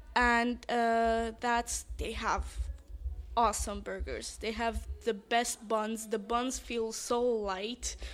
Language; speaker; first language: English; non-native, fluent; Persian